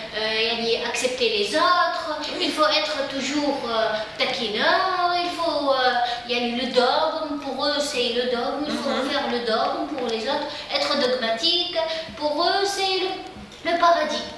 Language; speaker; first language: French; non-native, learner; Arabic